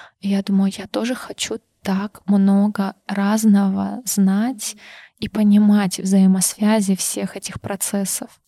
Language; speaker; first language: Russian; non-native, local second language; Karachay-Balkar